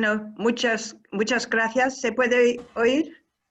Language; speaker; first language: Spanish; non-native, fluent; English